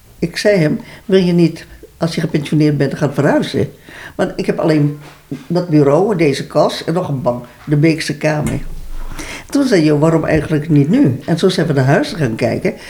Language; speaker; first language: Dutch; early bilingual, other home language; Malay